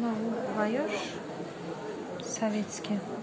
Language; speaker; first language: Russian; non-native, local second language; Tajik